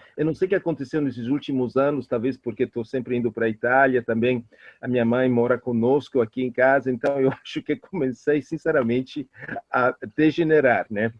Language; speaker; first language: Portuguese; non-native, fluent; Italian